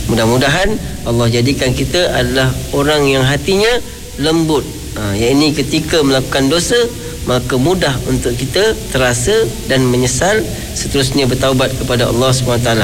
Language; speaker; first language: Malay; native; Malay